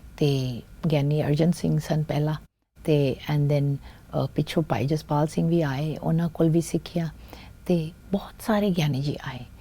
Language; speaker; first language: Punjabi; early bilingual, heritage; Punjabi